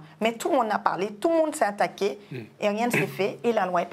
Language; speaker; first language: French; non-native, local second language; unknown